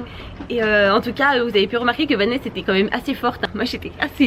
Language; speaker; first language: French; native; French